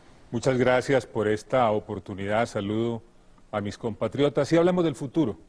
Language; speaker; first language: Spanish; native; Spanish